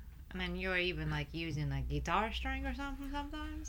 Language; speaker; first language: English; non-native, fluent; Japanese